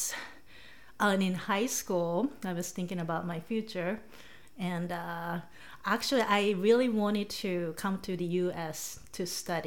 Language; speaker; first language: English; non-native, fluent; Japanese